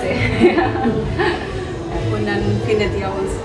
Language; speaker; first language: German; non-native, fluent; Spanish